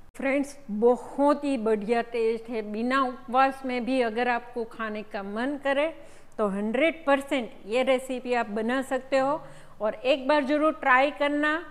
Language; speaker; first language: Hindi; non-native, local second language; Gujarati